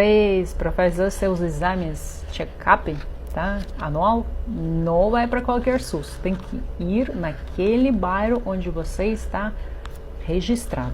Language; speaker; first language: Portuguese; non-native, fluent; Russian